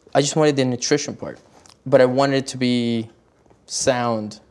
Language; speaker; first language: English; early bilingual, other home language; Spanish